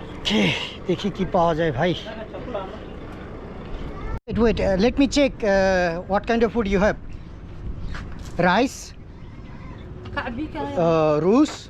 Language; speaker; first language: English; non-native, learner; Bangla